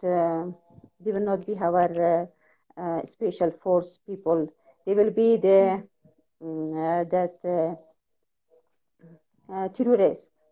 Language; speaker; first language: English; non-native, learner; Persian